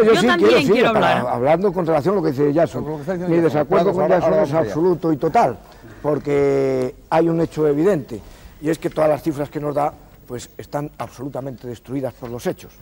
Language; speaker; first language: Spanish; native; Spanish